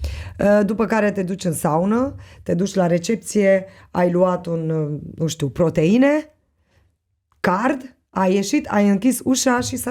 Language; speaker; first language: Romanian; non-native, local second language; Hungarian